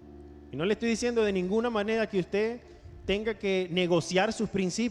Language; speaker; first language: Spanish; native; Spanish